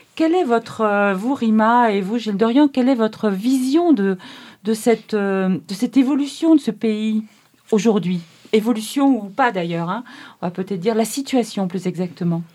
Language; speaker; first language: French; native; French